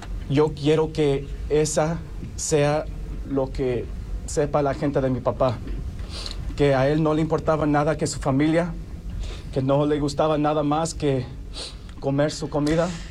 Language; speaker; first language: Spanish; early bilingual, heritage; Spanish